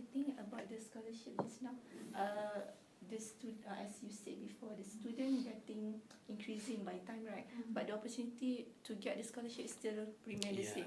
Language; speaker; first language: English; non-native, local second language; Malay